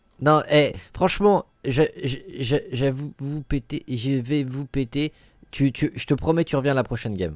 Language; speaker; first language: French; native; French